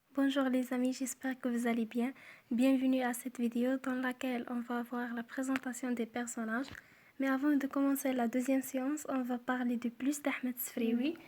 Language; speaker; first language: French; non-native, local second language; Arabic